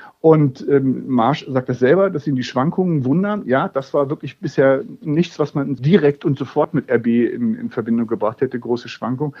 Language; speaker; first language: German; native; German